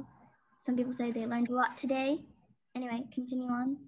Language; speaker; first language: English; native; English